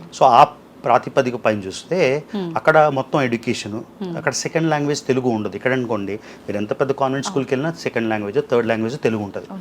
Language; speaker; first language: Telugu; native; Telugu